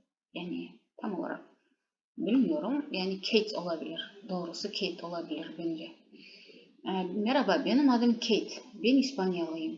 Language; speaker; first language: Turkish; non-native, fluent; Kazakh